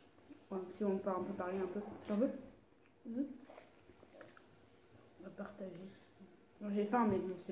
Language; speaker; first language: French; native; French